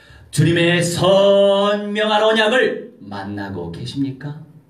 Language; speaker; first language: Korean; native; Korean